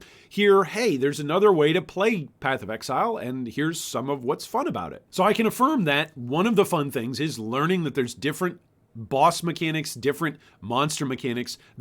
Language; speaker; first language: English; native; English